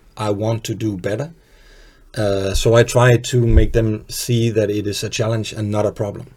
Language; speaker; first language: English; non-native, fluent; Danish